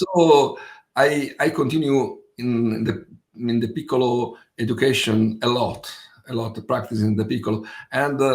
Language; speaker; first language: English; non-native, fluent; Italian